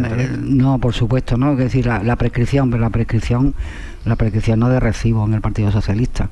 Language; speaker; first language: Spanish; native; Spanish